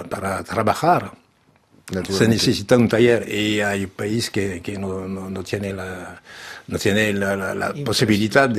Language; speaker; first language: Spanish; non-native, learner; French